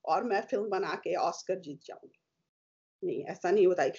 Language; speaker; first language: Hindi; native; Hindi